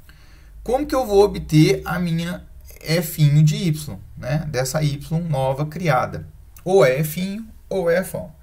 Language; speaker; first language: Portuguese; native; Portuguese